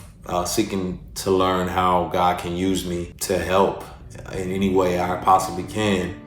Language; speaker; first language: English; native; English